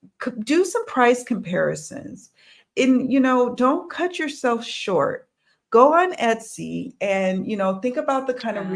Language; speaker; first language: English; native; English